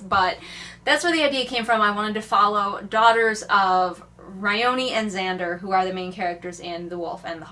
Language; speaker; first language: English; native; English